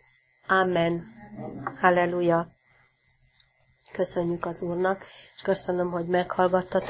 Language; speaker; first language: Hungarian; native; Hungarian